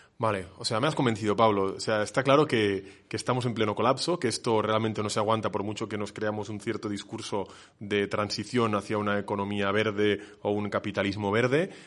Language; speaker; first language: Spanish; non-native, local second language; Catalan